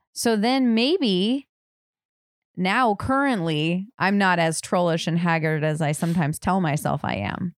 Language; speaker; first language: English; native; English